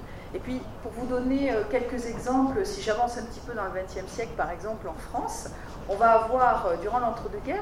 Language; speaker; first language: French; native; French